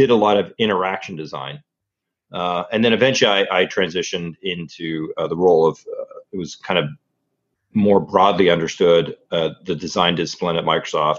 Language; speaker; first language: English; native; English